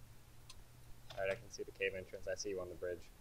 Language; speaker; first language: English; native; English